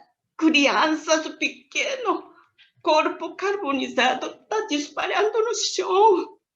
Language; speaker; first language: Portuguese; non-native, learner; Japanese